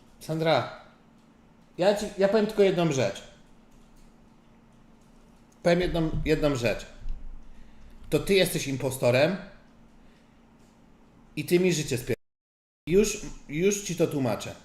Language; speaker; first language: Polish; native; Polish